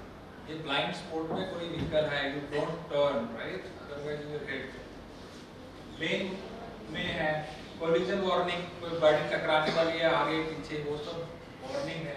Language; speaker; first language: Hindi; native; Hindi